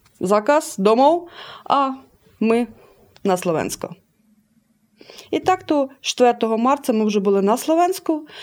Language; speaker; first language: Ukrainian; early bilingual, heritage; Slovak